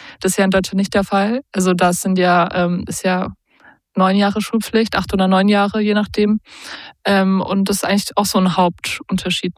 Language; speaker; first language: German; native; German